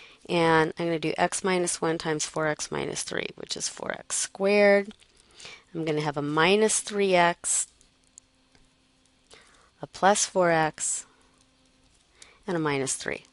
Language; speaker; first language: English; native; English